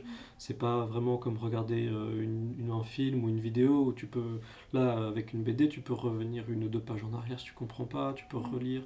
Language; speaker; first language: French; native; French